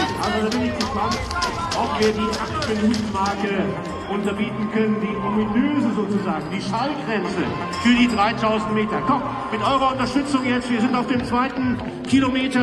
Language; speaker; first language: German; native; German